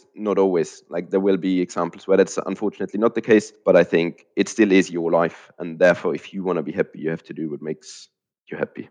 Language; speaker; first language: English; non-native, fluent; German